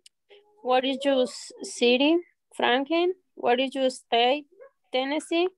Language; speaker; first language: English; non-native, learner; Spanish